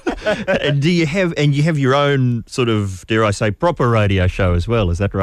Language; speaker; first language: English; native; English